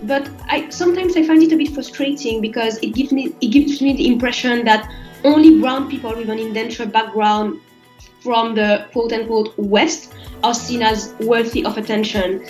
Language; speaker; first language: English; non-native, fluent; French